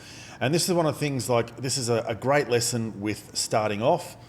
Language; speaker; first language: English; native; English